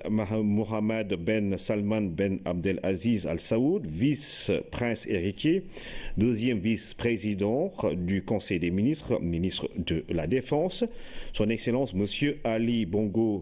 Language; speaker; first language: French; non-native, local second language; Wolof